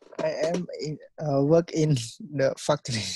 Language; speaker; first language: English; non-native, learner; Khmer